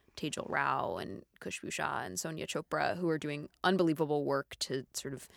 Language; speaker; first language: English; native; English